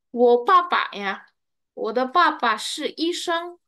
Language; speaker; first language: Chinese; non-native, learner; Indonesian